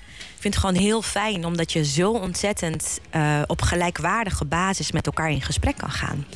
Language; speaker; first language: Dutch; early bilingual, other home language; Bosnian